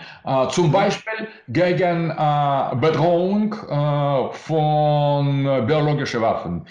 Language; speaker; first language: German; non-native, learner; Russian